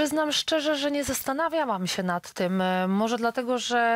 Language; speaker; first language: Polish; native; Polish